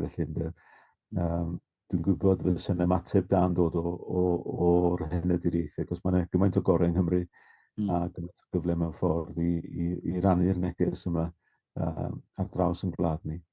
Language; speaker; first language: Welsh; native; Welsh